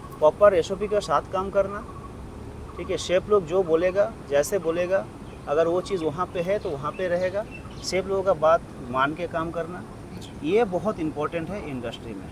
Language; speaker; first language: Hindi; non-native, local second language; Bangla